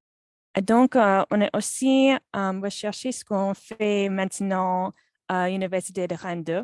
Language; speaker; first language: French; non-native, fluent; English